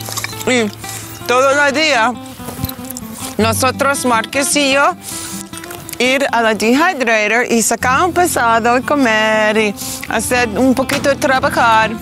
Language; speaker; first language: Spanish; non-native, learner; English